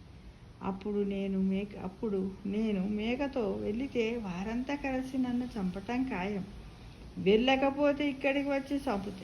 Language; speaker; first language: Telugu; native; Telugu